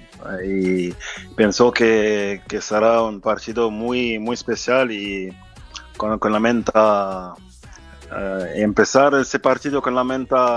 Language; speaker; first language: Spanish; non-native, fluent; French